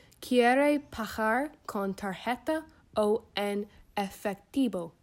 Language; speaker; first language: Spanish; non-native, learner; English